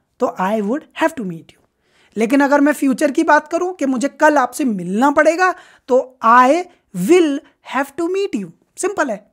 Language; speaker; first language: Hindi; native; Hindi